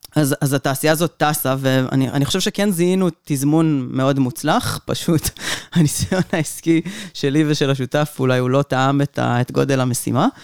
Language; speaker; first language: Hebrew; native; Hebrew